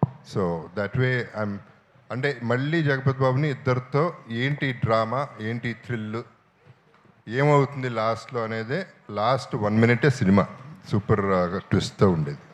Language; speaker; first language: Telugu; native; Telugu